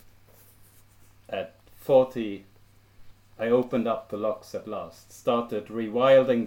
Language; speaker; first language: English; non-native, fluent; German